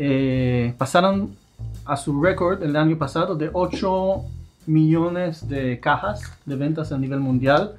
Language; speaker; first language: Spanish; non-native, fluent; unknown